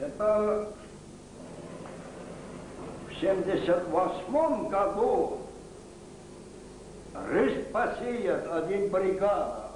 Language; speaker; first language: Russian; non-native, local second language; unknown